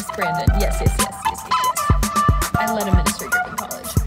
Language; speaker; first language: English; native; English